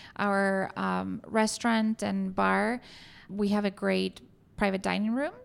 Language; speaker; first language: English; non-native, fluent; Spanish